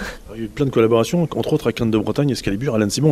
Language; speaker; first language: French; native; French